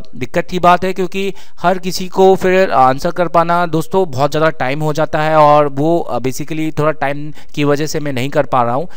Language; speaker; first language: Hindi; native; Hindi